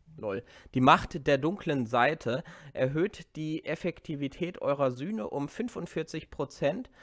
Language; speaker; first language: German; native; German